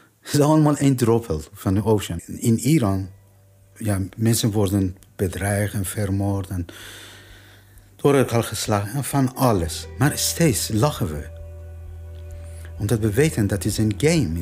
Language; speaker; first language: Dutch; non-native, learner; Persian